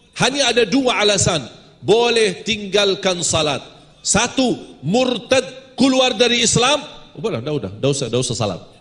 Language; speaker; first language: Malay; non-native, fluent; Arabic